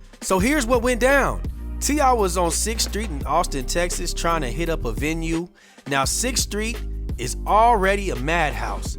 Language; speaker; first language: English; native; English